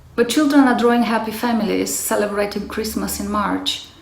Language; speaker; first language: English; non-native, fluent; Romanian